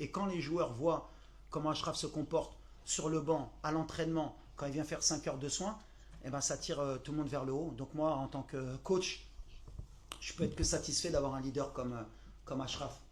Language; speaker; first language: French; native; French